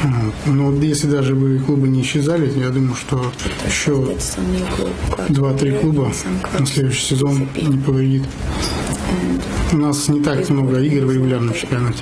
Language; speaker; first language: Russian; native; Russian